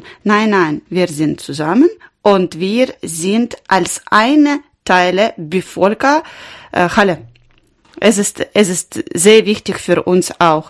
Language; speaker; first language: German; non-native, learner; Ukrainian